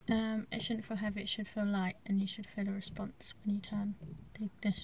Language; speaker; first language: English; native; English